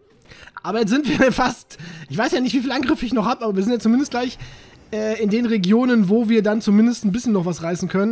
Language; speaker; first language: German; native; German